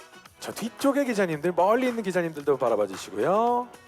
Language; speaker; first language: Korean; native; Korean